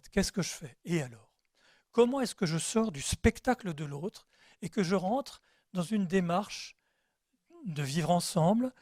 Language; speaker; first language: French; native; French